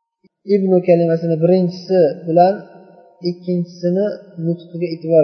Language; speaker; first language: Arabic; non-native, fluent; Uzbek